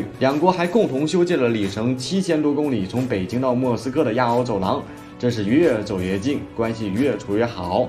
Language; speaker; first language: Chinese; native; Chinese